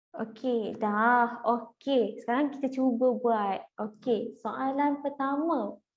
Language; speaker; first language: Malay; native; Malay